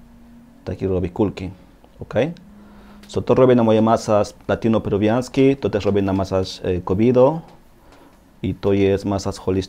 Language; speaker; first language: Polish; non-native, learner; Spanish